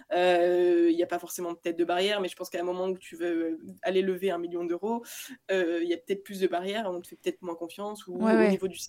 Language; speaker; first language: French; native; French